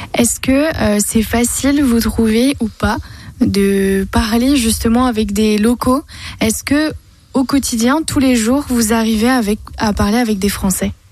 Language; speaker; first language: French; native; French